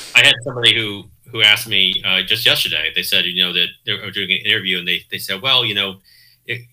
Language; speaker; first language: English; native; English